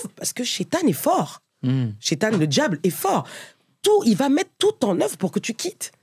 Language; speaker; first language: French; native; French